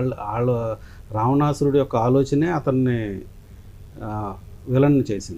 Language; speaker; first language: Telugu; native; Telugu